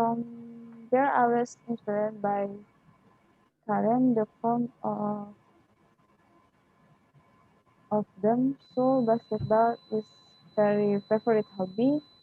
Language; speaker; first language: English; non-native, learner; Indonesian